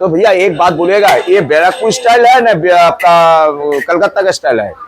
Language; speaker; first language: Hindi; non-native, local second language; Bangla